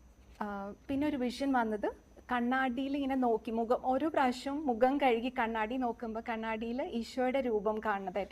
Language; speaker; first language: Malayalam; native; Malayalam